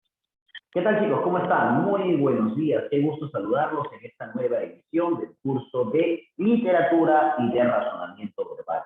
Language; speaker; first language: Spanish; native; Spanish